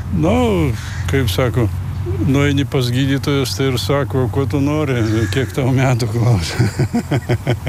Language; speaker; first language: Lithuanian; non-native, local second language; Russian